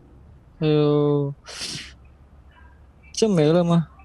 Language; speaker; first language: Chinese; non-native, learner; Indonesian